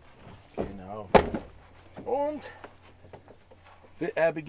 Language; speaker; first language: German; native; German